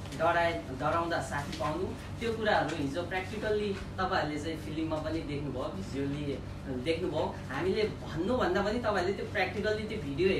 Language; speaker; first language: Nepali; non-native, local second language; Gurung